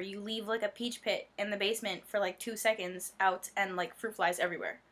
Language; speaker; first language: English; native; English